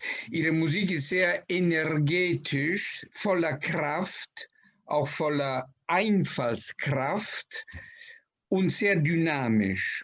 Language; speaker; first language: German; non-native, fluent; Italian